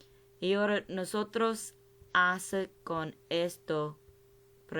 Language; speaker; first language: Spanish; non-native, learner; English